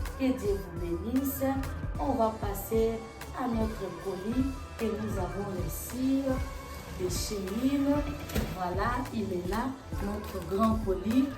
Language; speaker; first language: French; non-native, local second language; Lingala